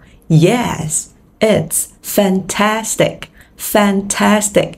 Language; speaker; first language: English; non-native, fluent; Vietnamese